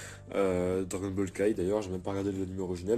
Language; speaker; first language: French; native; French